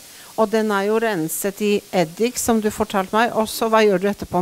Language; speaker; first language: Norwegian; native; Norwegian